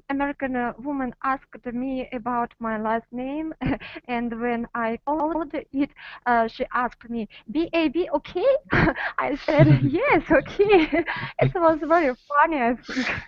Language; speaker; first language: English; non-native, learner; Russian